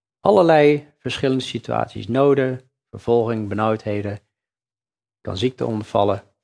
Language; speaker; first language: Dutch; native; Dutch